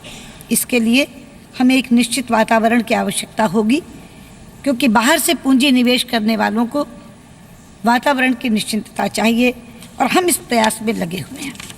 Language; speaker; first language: Hindi; native; Hindi